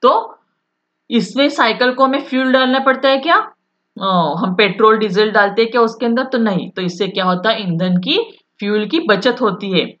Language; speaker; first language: Hindi; non-native, local second language; Marathi